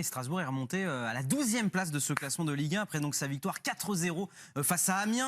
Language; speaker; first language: French; native; French